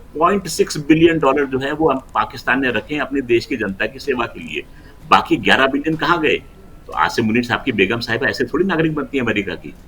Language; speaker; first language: Hindi; non-native, local second language; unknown